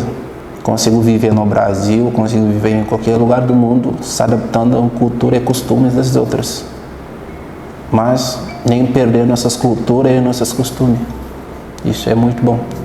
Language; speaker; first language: Portuguese; non-native, fluent; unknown